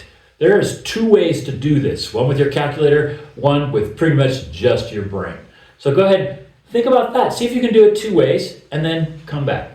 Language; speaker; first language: English; native; English